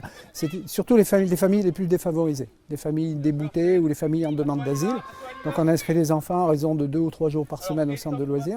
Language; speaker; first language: French; native; French